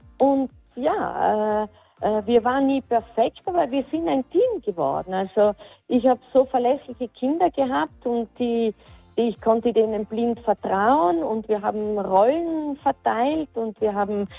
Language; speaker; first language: German; native; German